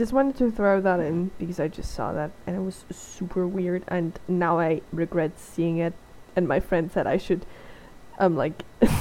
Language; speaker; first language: English; non-native, fluent; German